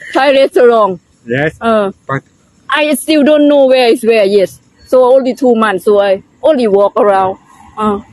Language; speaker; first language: English; non-native, learner; Thai